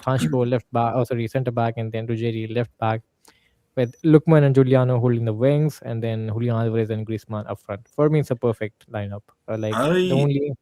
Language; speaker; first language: English; non-native, fluent; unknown